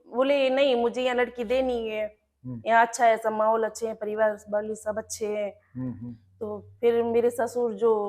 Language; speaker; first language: Hindi; native; Hindi